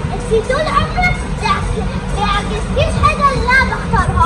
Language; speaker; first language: Arabic; native; Arabic